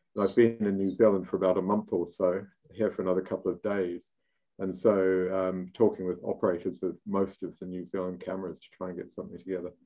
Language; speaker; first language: English; native; English